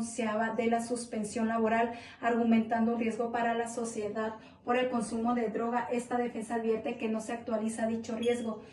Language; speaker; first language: Spanish; native; Spanish